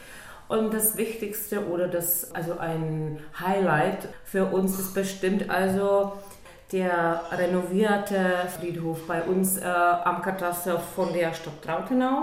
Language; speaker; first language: German; non-native, local second language; Czech